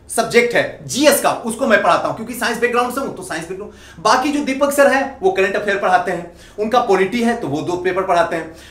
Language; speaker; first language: Hindi; native; Hindi